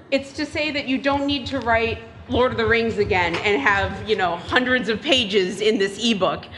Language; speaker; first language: English; native; English